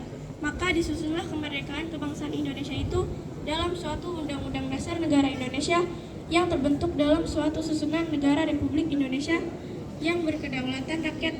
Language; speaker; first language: Indonesian; native; Indonesian